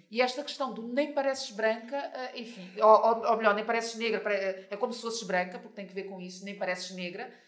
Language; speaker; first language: Portuguese; native; Portuguese